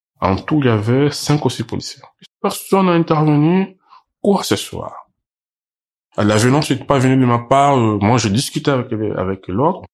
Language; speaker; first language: French; non-native, local second language; Portuguese